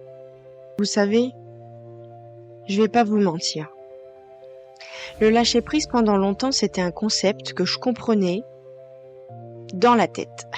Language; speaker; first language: French; native; French